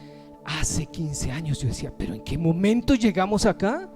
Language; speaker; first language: Spanish; native; Spanish